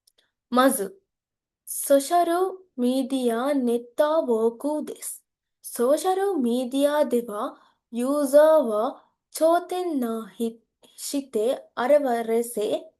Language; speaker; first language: Japanese; non-native, learner; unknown